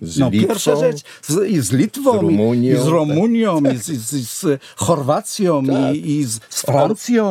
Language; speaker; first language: Polish; non-native, fluent; Hebrew